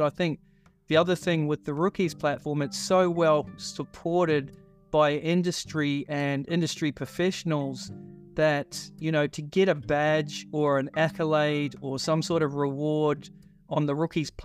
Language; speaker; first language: English; native; English